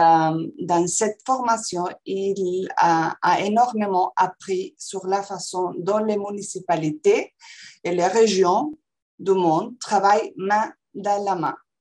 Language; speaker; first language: French; non-native, fluent; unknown